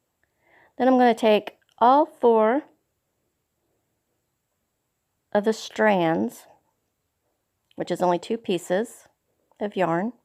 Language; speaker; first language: English; native; English